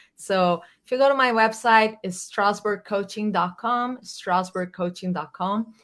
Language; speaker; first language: English; non-native, fluent; Portuguese